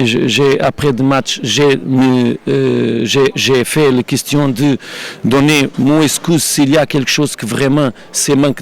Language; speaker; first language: French; non-native, learner; Portuguese